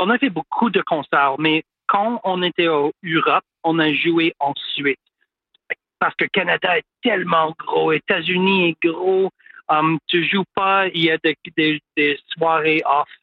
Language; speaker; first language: French; non-native, local second language; English